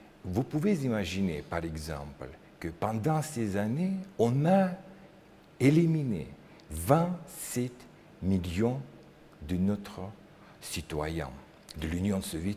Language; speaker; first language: French; non-native, learner; Russian